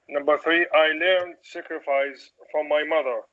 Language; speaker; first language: English; non-native, learner; Arabic